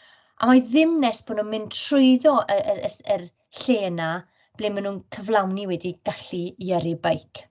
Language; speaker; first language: Welsh; native; Welsh